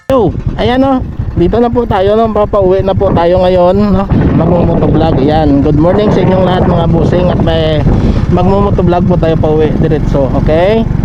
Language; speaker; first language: Filipino; non-native, local second language; Hiligaynon